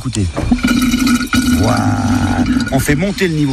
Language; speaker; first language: French; native; French